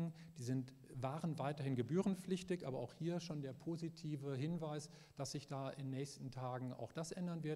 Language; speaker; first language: German; native; German